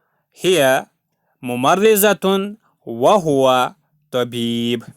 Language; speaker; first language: Arabic; non-native, fluent; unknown